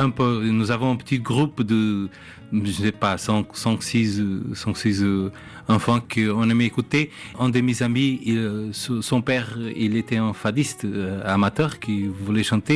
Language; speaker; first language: French; non-native, fluent; Portuguese